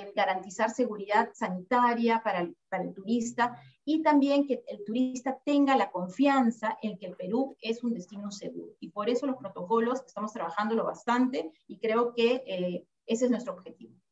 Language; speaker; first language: Spanish; native; Spanish